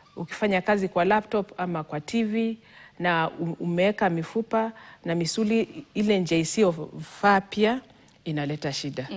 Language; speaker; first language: Swahili; non-native, local second language; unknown